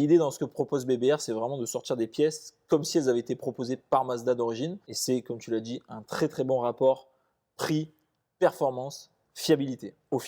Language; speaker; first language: French; native; French